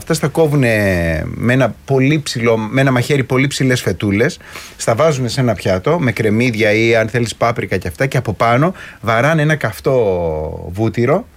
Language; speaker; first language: Greek; native; Greek